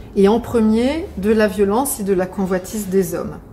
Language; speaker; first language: French; native; French